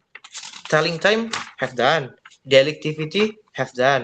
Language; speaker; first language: English; non-native, fluent; Indonesian